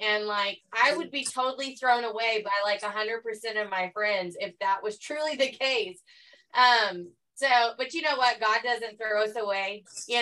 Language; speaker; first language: English; native; English